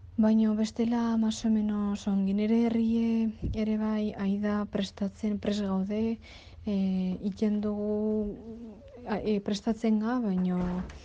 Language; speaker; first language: Basque; non-native, learner; Ukrainian